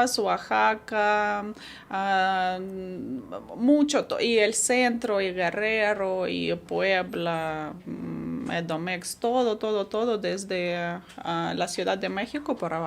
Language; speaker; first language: Spanish; non-native, fluent; Ukrainian